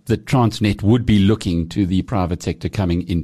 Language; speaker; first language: English; native; English